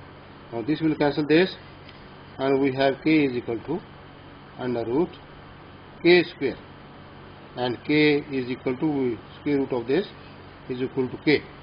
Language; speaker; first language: English; non-native, local second language; Urdu